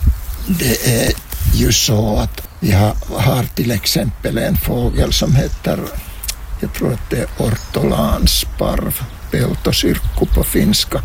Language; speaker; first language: Swedish; non-native, local second language; Finnish